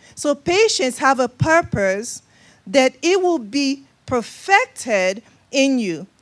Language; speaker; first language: English; non-native, local second language; Igbo